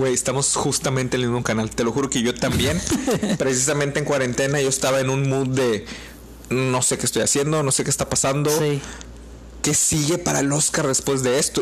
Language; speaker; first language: Spanish; native; Spanish